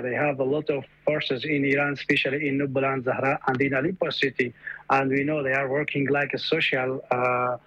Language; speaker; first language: English; non-native, fluent; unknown